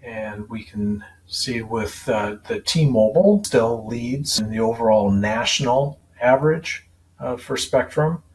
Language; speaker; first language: English; native; English